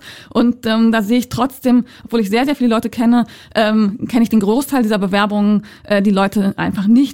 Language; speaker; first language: German; native; German